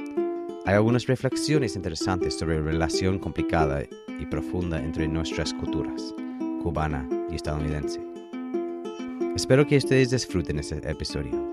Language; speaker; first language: Spanish; non-native, fluent; English